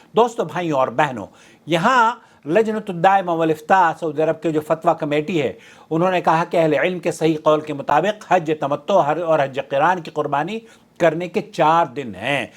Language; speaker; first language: Urdu; native; Urdu